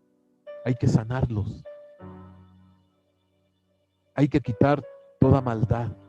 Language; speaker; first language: Spanish; native; Spanish